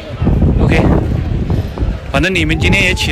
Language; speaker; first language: Chinese; native; Chinese